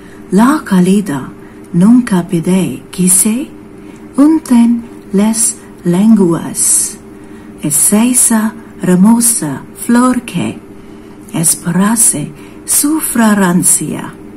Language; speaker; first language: Spanish; non-native, learner; Hindi